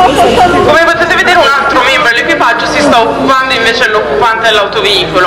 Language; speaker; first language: Italian; native; Italian